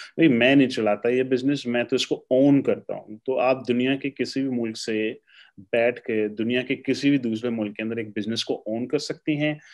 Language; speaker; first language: Urdu; native; Urdu